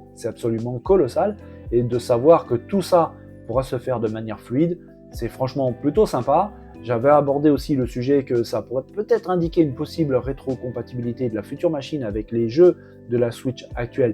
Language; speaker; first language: French; native; French